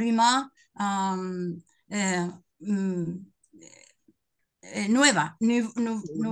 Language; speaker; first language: French; non-native, learner; Spanish